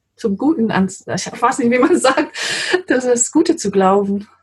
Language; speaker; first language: German; non-native, fluent; English